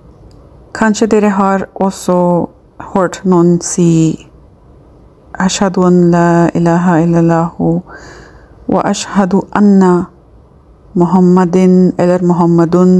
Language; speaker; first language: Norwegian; non-native, fluent; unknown